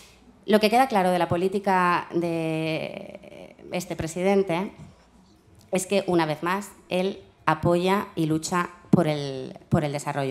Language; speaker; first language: Spanish; native; Spanish